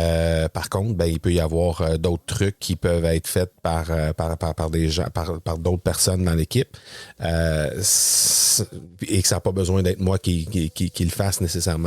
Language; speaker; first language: French; native; French